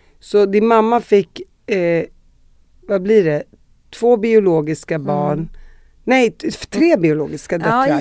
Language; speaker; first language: Swedish; native; Swedish